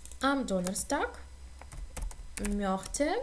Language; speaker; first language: German; non-native, fluent; Ukrainian